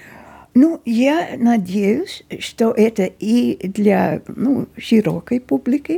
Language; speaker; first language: Russian; non-native, fluent; English